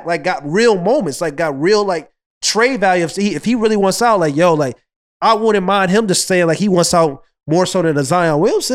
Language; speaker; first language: English; native; English